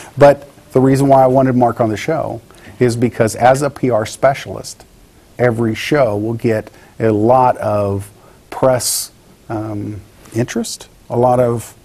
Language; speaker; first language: English; native; English